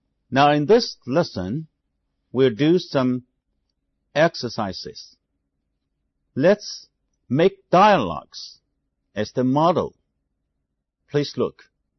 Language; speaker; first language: English; non-native, fluent; Chinese